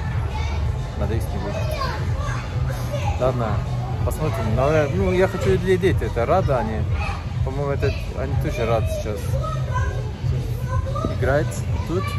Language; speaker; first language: Russian; non-native, learner; Turkish